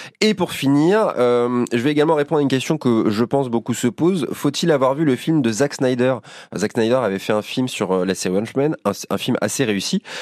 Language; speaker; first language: French; native; French